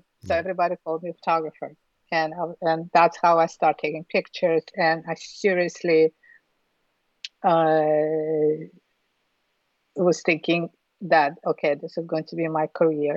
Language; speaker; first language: English; non-native, fluent; Russian